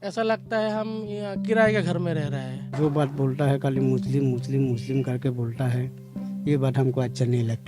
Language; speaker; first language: Hindi; non-native, local second language; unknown